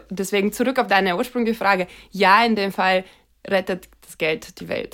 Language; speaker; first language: German; non-native, fluent; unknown